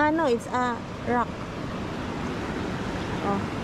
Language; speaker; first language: English; non-native, local second language; Filipino